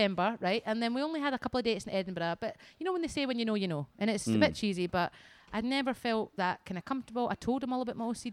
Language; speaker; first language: English; native; English